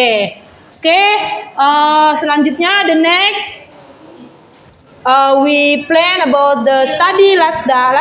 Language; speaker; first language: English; non-native, learner; Indonesian